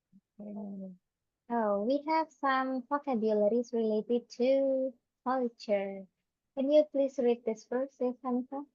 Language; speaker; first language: English; non-native, fluent; Indonesian